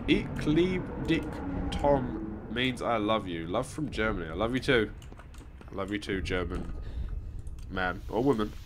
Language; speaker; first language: English; native; English